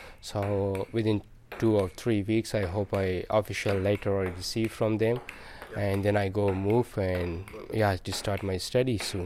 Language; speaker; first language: English; non-native, learner; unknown